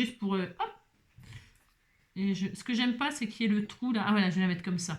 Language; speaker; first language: French; native; French